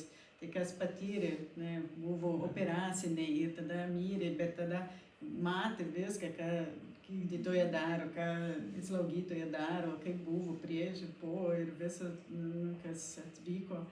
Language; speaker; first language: Lithuanian; non-native, learner; Portuguese